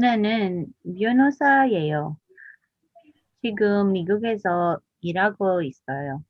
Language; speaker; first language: Korean; non-native, learner; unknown